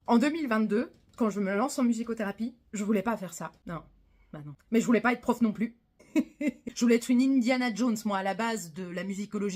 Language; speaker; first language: French; native; French